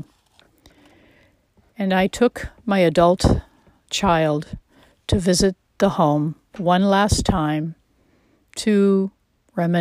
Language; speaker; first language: English; native; English